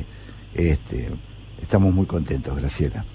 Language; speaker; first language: Spanish; native; Spanish